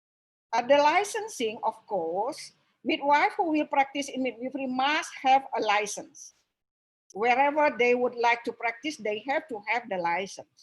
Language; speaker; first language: English; non-native, local second language; Indonesian